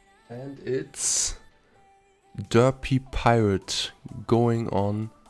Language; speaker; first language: English; non-native, fluent; German